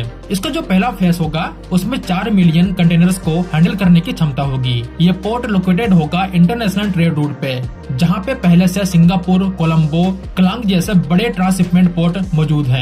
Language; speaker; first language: Hindi; native; Hindi